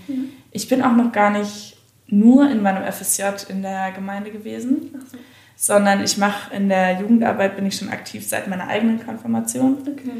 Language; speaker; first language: German; native; German